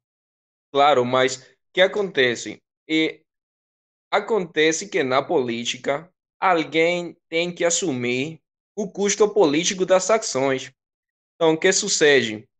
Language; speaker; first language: Portuguese; non-native, fluent; Spanish